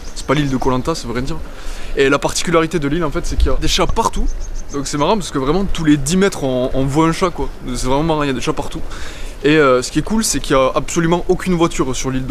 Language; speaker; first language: French; native; French